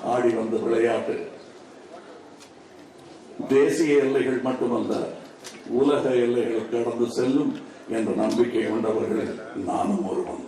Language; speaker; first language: Tamil; native; Tamil